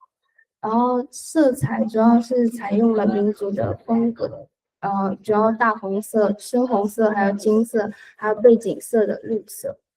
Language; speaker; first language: Chinese; native; Chinese